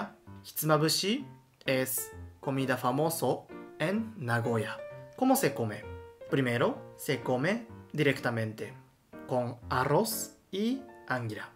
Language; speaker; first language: Spanish; non-native, learner; Japanese